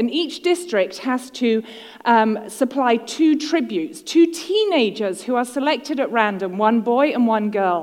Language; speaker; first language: English; native; English